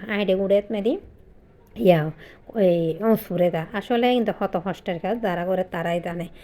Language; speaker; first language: Bangla; native; Bangla